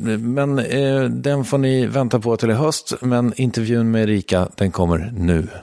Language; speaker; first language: Swedish; native; Swedish